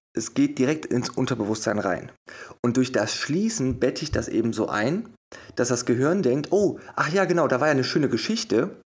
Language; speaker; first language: German; native; German